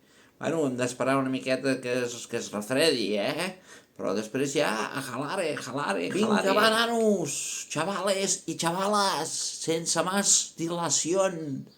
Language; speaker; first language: Catalan; non-native, local second language; Spanish